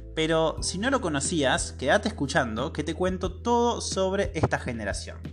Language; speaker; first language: Spanish; native; Spanish